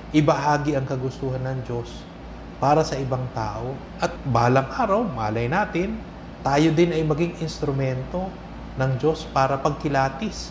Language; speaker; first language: Filipino; native; Filipino